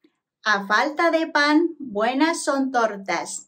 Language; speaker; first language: Spanish; non-native, learner; Japanese